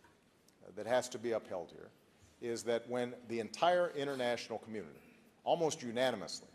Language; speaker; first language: English; native; English